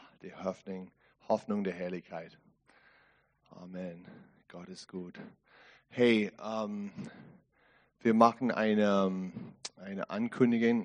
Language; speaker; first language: German; non-native, learner; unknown